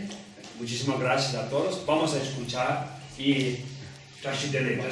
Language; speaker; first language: Spanish; non-native, learner; Tibetan